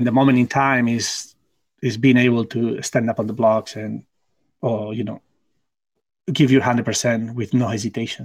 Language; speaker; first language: English; non-native, fluent; Spanish